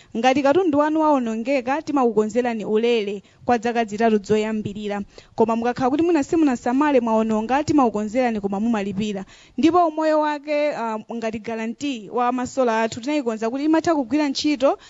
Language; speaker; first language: Nyanja; native; Nyanja